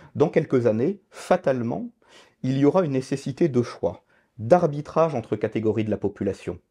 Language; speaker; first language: French; native; French